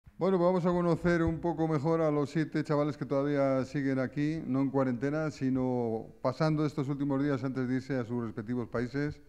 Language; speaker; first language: Spanish; native; Spanish